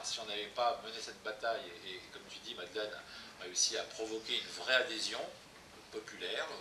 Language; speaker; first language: French; native; French